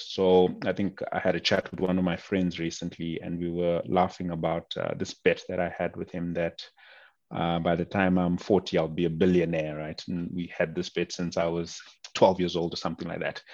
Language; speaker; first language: English; non-native, local second language; North Ndebele